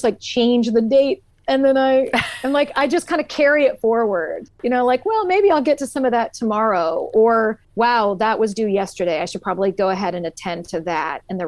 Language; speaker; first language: English; native; English